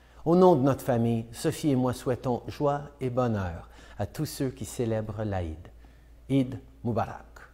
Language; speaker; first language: French; native; French